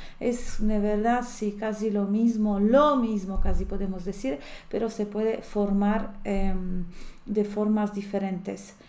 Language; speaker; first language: Spanish; non-native, fluent; Polish